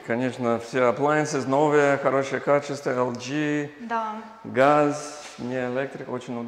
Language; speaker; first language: Russian; non-native, learner; English